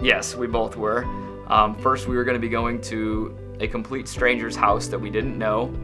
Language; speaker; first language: English; native; English